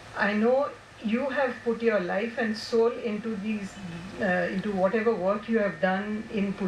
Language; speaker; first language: English; non-native, local second language; Marathi